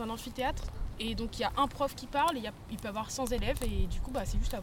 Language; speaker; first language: French; native; French